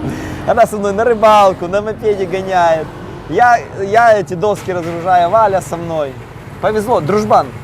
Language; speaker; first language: Russian; native; Russian